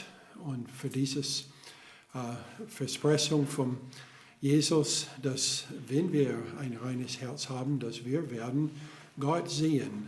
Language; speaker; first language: German; non-native, fluent; English